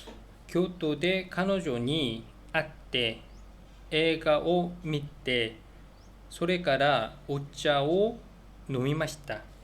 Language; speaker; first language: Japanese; non-native, learner; Korean